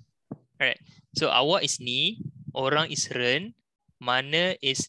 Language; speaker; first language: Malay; non-native, local second language; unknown